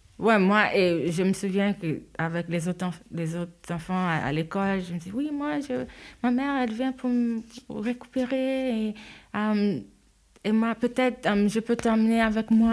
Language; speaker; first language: French; non-native, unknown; Haitian Creole